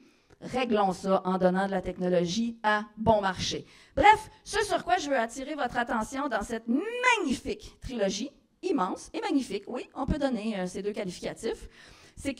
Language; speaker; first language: French; native; French